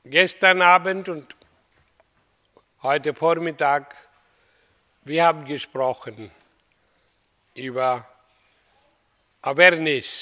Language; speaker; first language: German; non-native, learner; Hindi